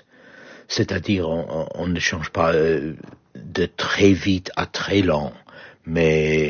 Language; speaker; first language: French; non-native, fluent; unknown